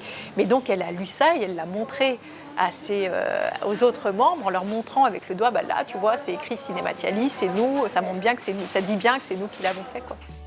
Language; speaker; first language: French; native; French